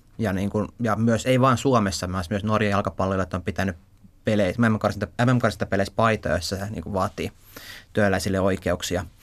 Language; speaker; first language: Finnish; native; Finnish